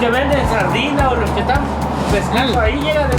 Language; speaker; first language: Spanish; native; Spanish